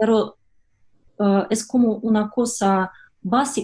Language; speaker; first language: Spanish; non-native, fluent; Russian